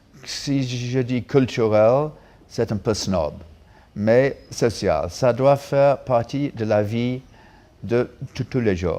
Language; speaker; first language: French; non-native, fluent; English